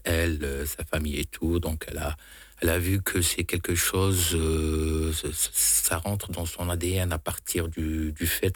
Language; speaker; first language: French; non-native, local second language; Arabic